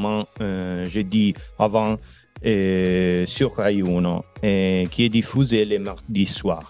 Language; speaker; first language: French; non-native, learner; Italian